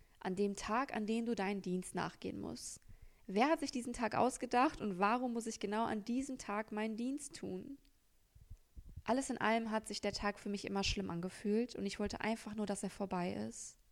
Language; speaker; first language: German; native; German